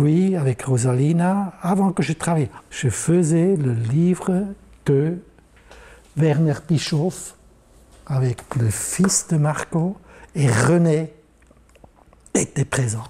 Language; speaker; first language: French; non-native, local second language; German